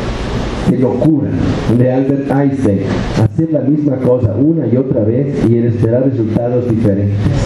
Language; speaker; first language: Spanish; non-native, fluent; Italian